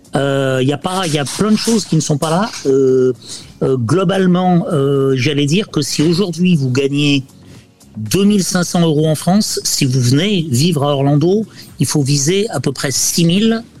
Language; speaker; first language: French; native; French